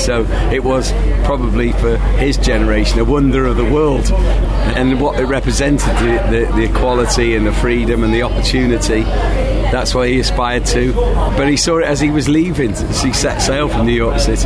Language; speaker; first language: English; native; English